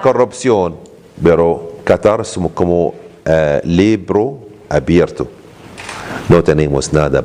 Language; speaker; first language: Spanish; non-native, learner; Arabic